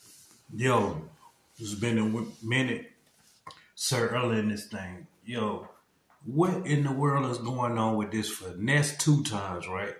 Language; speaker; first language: English; native; English